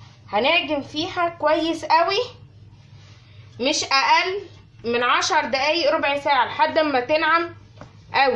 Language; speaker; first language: Arabic; native; Arabic